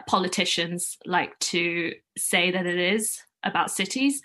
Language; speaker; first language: English; non-native, local second language; Cantonese